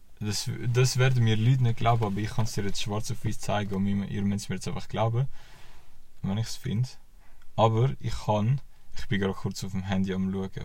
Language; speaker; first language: German; native; German